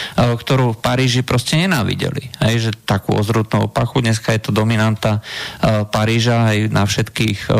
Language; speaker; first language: Slovak; native; Slovak